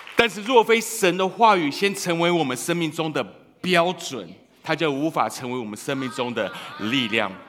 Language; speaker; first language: Chinese; early bilingual, heritage; Chinese